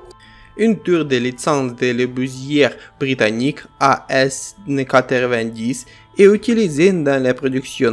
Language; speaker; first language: French; non-native, fluent; Ukrainian